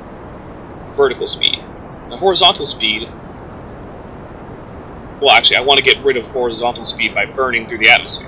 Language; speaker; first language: English; native; English